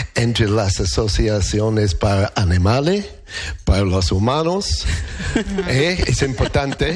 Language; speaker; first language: Spanish; non-native, learner; English